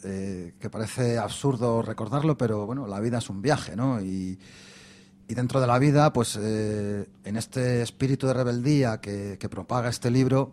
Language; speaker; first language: Spanish; native; Spanish